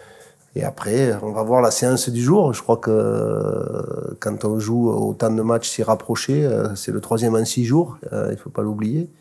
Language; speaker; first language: French; native; French